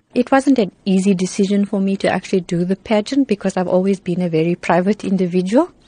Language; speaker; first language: English; native; English